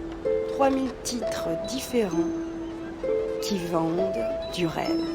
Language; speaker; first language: French; native; French